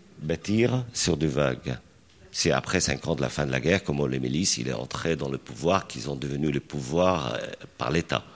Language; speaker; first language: French; non-native, local second language; Arabic